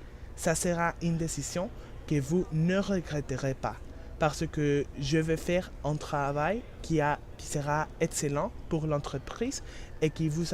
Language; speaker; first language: French; non-native, learner; Spanish